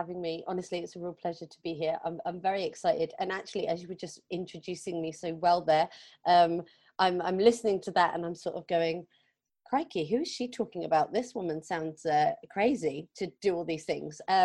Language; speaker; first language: English; native; English